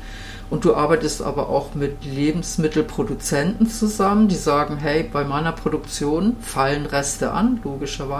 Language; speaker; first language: German; native; German